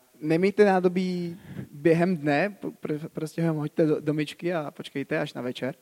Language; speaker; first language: Czech; native; Czech